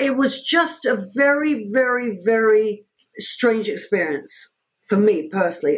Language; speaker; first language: English; native; English